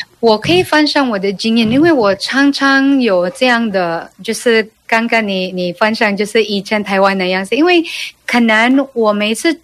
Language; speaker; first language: Chinese; non-native, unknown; Cebuano